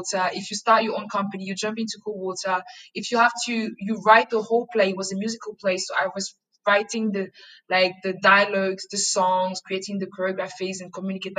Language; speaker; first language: English; non-native, local second language; French